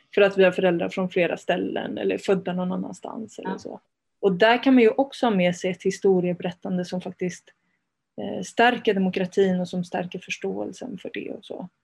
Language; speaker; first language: Swedish; early bilingual, other home language; Spanish